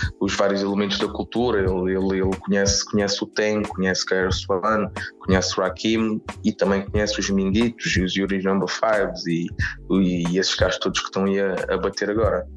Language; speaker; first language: Portuguese; native; Portuguese